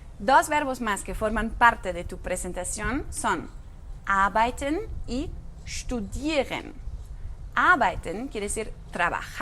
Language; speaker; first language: Spanish; non-native, fluent; German